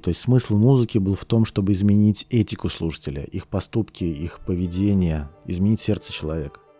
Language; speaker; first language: Russian; native; Russian